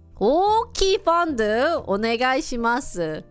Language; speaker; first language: Japanese; non-native, learner; English